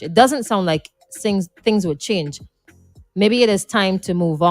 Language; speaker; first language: English; native; English